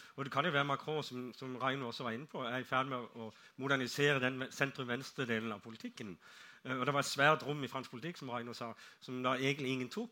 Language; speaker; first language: Norwegian; native; Norwegian